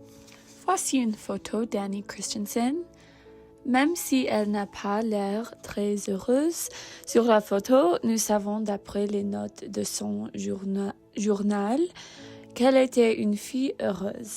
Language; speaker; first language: French; non-native, learner; English